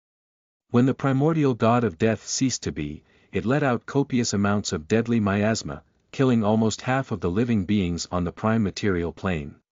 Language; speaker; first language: English; native; English